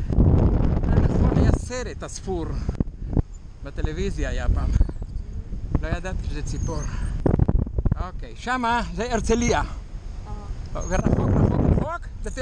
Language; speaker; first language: Hebrew; native; Hebrew